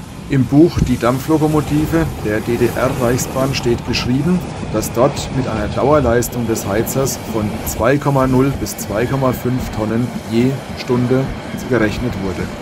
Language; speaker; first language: German; native; German